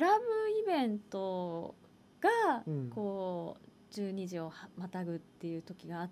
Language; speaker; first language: Japanese; native; Japanese